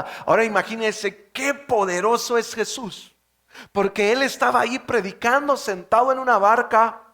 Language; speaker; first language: Spanish; native; Spanish